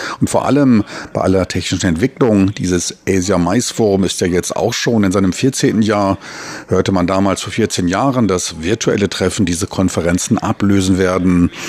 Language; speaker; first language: German; native; German